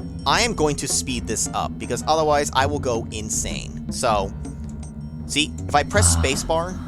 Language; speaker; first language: English; native; English